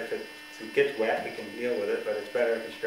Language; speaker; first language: English; native; English